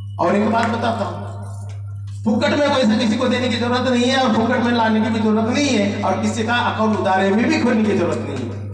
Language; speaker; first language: Hindi; non-native, local second language; Marathi